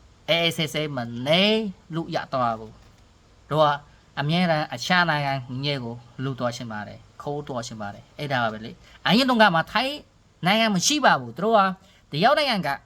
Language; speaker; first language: Burmese; non-native, learner; Khmer